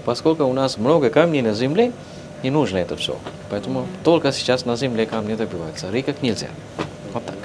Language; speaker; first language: Russian; non-native, fluent; Sinhala